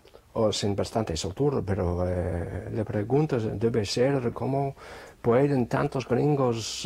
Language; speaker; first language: Spanish; non-native, fluent; English